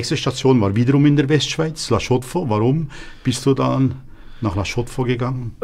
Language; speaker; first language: German; native; German